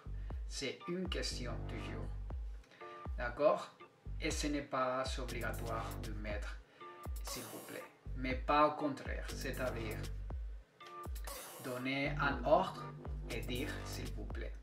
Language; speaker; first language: French; non-native, fluent; Spanish